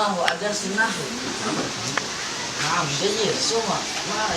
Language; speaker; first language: Arabic; non-native, learner; Indonesian